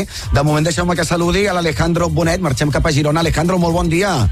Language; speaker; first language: Catalan; native; Catalan